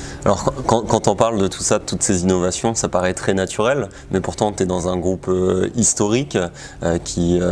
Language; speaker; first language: French; native; French